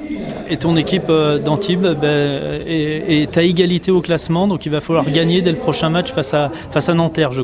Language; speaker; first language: French; native; French